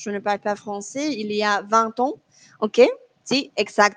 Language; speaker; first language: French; non-native, learner; Spanish